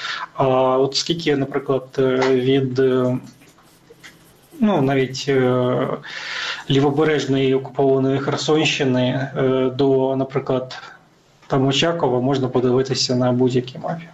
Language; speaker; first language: Ukrainian; native; Ukrainian